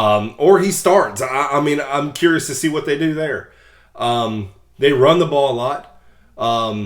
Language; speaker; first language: English; native; English